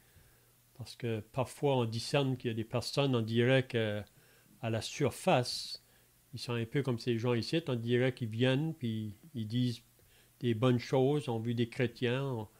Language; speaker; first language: French; native; French